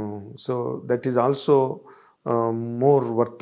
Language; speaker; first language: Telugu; native; Telugu